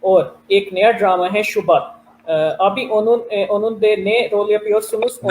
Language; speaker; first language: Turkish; non-native, learner; Urdu